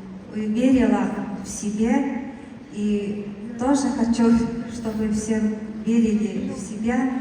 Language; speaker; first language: Russian; non-native, learner; Mongolian